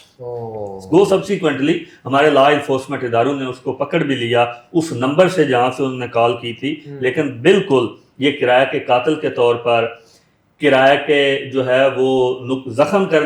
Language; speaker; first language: Urdu; native; Urdu